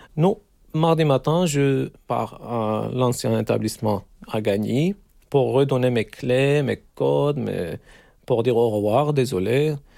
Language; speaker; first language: French; non-native, learner; Turkish